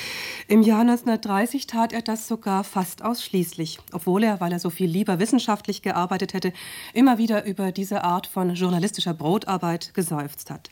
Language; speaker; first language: German; native; German